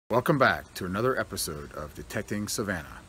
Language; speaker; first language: English; native; English